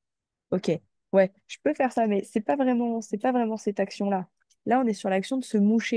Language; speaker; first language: French; native; French